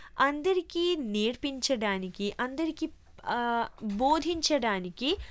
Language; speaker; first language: Telugu; early bilingual, heritage; Telugu